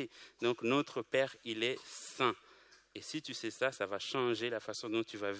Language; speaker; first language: French; non-native, local second language; Kinyarwanda